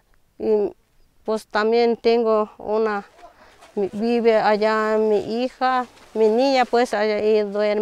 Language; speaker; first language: Spanish; non-native, local second language; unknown